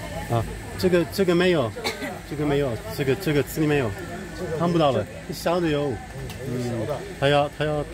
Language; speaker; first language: Chinese; non-native, learner; Slovak